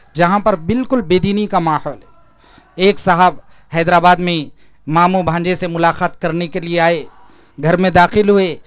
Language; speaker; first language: Urdu; native; Urdu